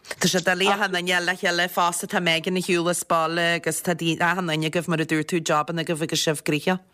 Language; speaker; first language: Irish; native; Irish